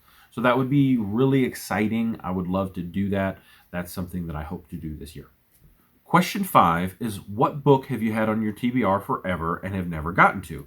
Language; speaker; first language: English; native; English